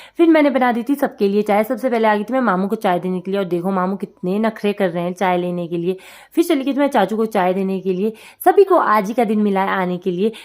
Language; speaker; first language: Hindi; native; Hindi